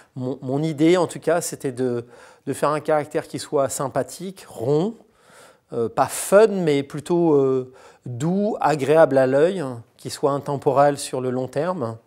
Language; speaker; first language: French; native; French